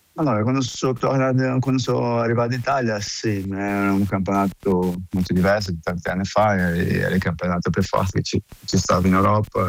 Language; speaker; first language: Italian; non-native, fluent; Portuguese